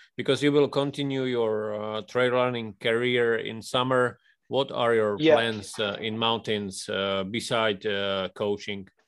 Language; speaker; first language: English; non-native, fluent; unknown